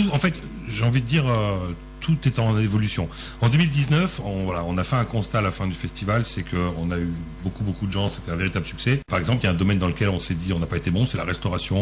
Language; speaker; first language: French; native; French